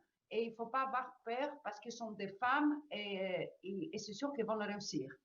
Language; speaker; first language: French; non-native, fluent; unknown